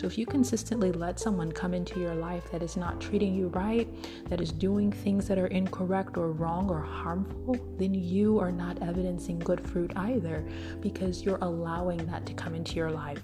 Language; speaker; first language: English; native; English